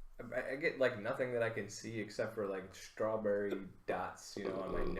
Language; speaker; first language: English; native; English